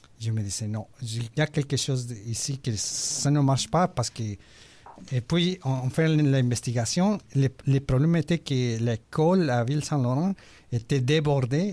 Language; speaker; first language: French; non-native, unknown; Spanish